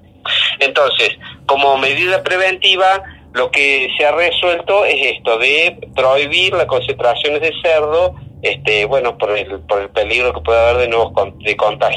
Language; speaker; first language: Spanish; native; Spanish